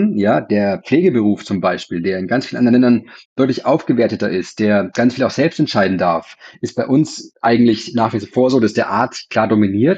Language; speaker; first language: German; native; German